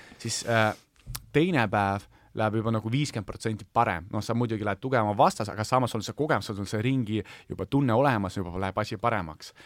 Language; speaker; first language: Estonian; non-native, local second language; Russian